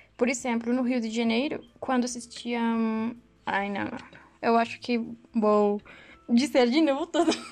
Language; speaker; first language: Portuguese; non-native, learner; Spanish